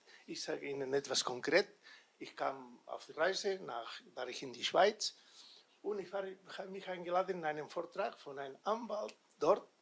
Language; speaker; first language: German; non-native, fluent; Catalan